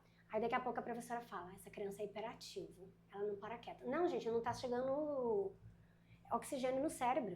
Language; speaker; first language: Portuguese; native; Portuguese